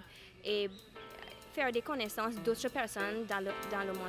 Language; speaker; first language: French; non-native, fluent; English